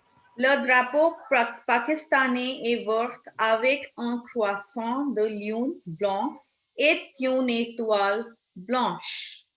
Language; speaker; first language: French; non-native, fluent; Hindi